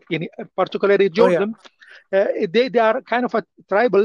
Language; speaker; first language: English; non-native, fluent; Arabic